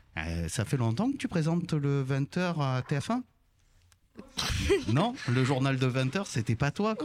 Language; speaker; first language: French; native; French